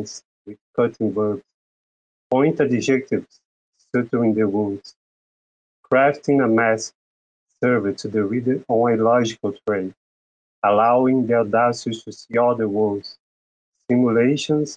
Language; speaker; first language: English; non-native, fluent; Portuguese